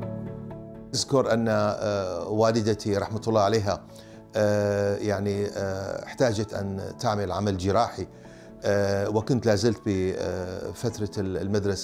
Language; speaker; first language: Arabic; native; Arabic